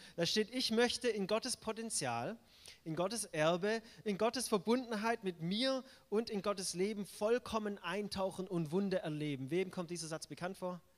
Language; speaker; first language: German; native; German